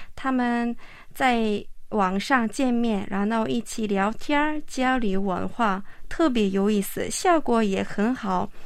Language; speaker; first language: Chinese; non-native, fluent; Korean